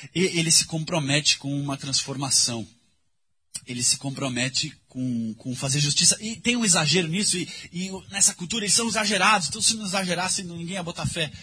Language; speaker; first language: Portuguese; native; Portuguese